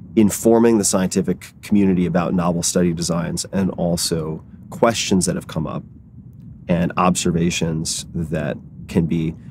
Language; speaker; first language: English; native; English